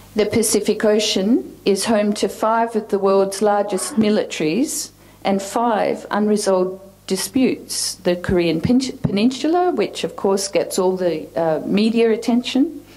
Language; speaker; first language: English; native; English